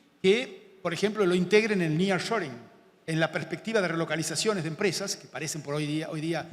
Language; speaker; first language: Spanish; native; Spanish